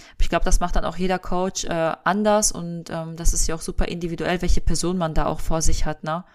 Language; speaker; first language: German; early bilingual, other home language; Russian